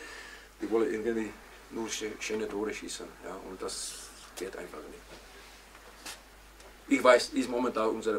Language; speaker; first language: German; non-native, fluent; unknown